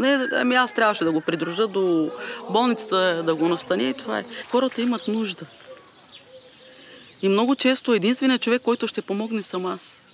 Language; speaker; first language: Bulgarian; native; Bulgarian